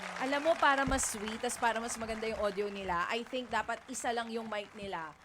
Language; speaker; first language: Filipino; native; Filipino